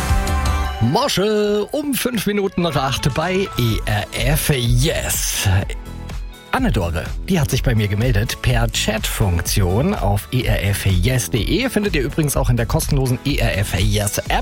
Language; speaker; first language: German; native; German